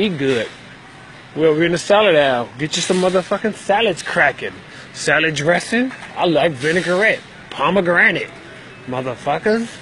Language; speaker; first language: English; native; English